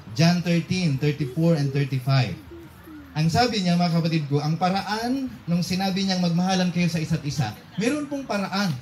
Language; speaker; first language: Filipino; non-native, local second language; Cebuano